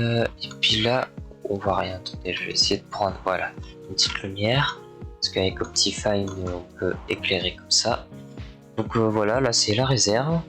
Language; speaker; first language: French; native; French